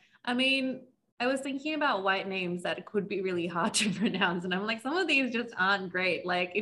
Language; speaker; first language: English; native; English